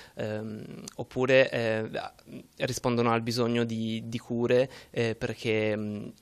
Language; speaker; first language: Italian; native; Italian